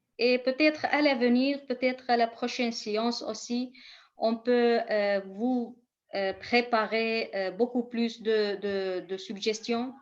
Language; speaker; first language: French; non-native, fluent; Kurdish